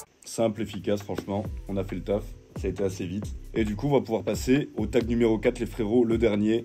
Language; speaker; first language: French; native; French